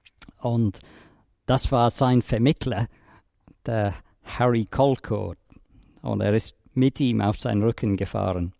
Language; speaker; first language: German; non-native, fluent; English